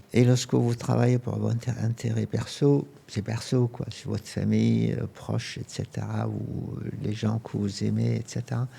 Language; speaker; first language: French; non-native, fluent; Arabic